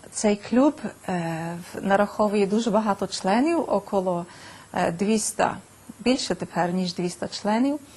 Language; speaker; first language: Ukrainian; early bilingual, heritage; Ukrainian